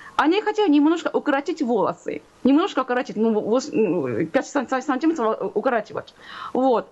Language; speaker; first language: Russian; non-native, fluent; Japanese